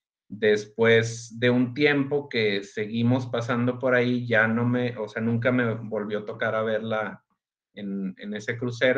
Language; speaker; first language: Spanish; native; Spanish